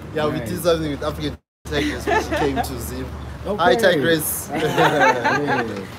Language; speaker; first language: English; non-native, local second language; North Ndebele